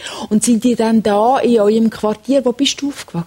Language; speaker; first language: German; native; German